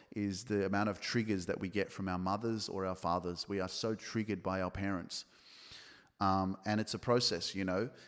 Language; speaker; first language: English; early bilingual, other home language; Polish